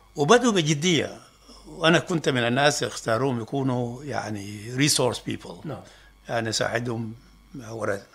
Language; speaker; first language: Arabic; non-native, local second language; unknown